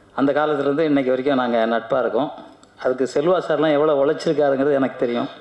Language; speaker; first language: Tamil; native; Tamil